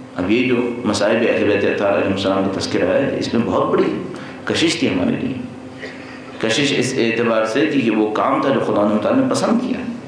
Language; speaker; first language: Urdu; native; Urdu